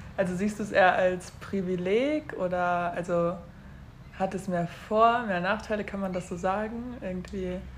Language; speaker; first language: German; native; German